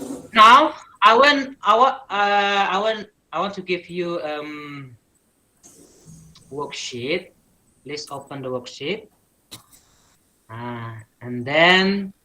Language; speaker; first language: English; non-native, learner; Indonesian